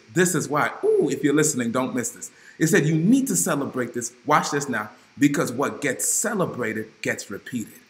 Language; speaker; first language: English; native; English